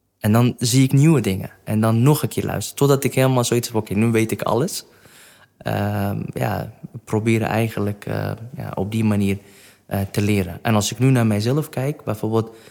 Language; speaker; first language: Dutch; non-native, fluent; Kurdish